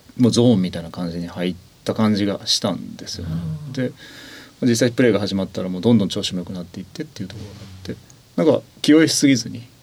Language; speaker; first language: Japanese; native; Japanese